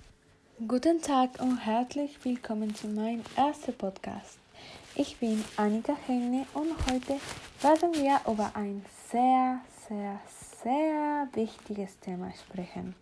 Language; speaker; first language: German; non-native, learner; Spanish